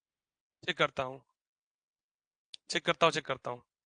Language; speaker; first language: Hindi; native; Hindi